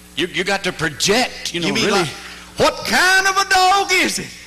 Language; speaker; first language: English; native; English